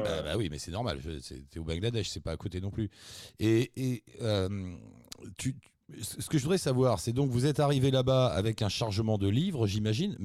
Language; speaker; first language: French; native; French